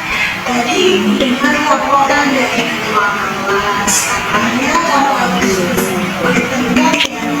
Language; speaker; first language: Indonesian; native; Indonesian